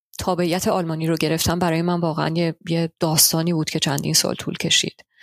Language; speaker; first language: Persian; early bilingual, heritage; Persian